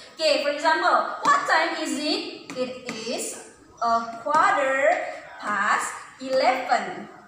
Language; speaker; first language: English; non-native, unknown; Indonesian